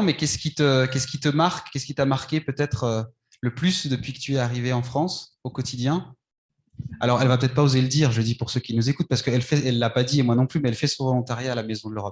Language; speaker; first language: French; native; French